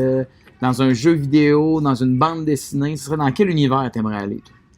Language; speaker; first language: French; native; French